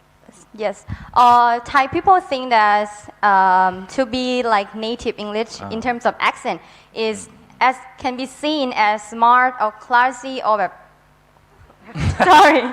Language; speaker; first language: English; non-native, learner; Thai